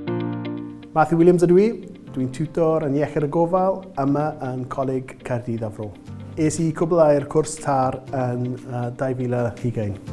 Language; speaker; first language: Welsh; non-native, local second language; English